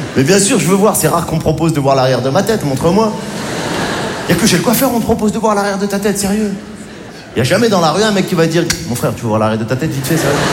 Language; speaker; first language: French; native; French